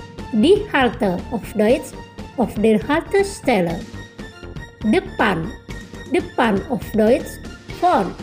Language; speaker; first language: German; non-native, fluent; Indonesian